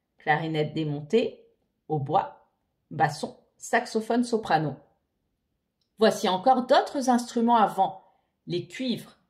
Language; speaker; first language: French; native; French